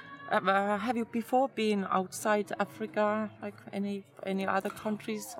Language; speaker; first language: English; non-native, fluent; Finnish